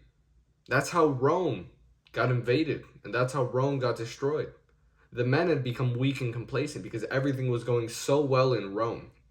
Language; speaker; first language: English; native; English